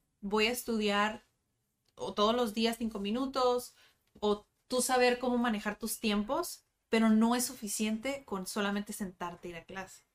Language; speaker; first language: Spanish; native; Spanish